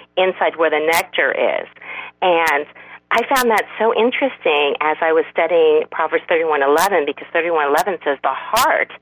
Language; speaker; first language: English; non-native, fluent; Korean